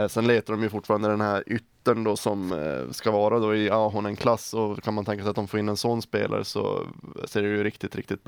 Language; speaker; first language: Swedish; native; Swedish